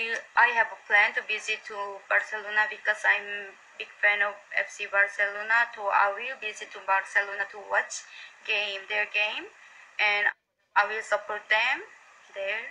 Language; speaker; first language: English; non-native, learner; Korean